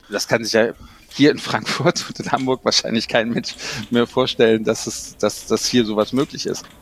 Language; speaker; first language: German; native; German